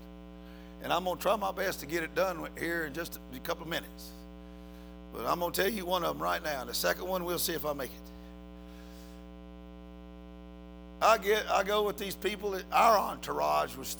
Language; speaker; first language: English; native; English